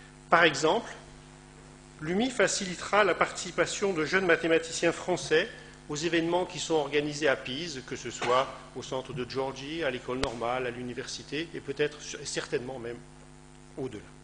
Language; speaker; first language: French; native; French